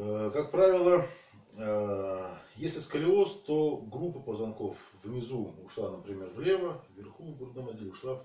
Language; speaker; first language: Russian; native; Russian